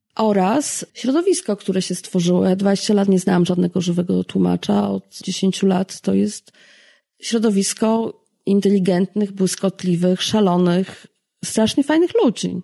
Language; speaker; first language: Polish; native; Polish